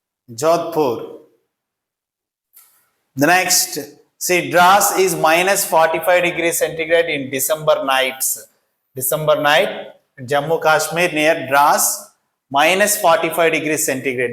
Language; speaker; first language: English; non-native, local second language; Telugu